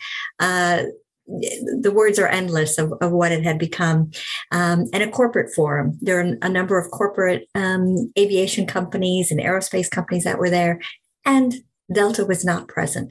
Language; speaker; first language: English; native; English